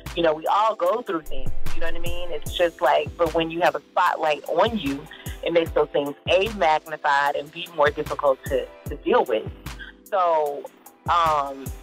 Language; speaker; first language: English; native; English